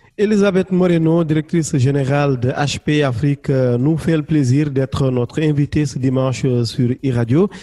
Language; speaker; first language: French; non-native, local second language; Wolof